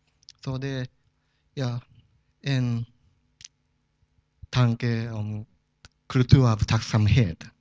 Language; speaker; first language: Swedish; non-native, fluent; Japanese